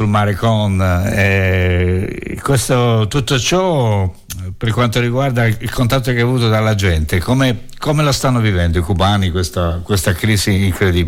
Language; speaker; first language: Italian; native; Italian